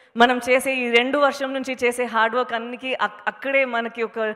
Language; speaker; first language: Telugu; non-native, fluent; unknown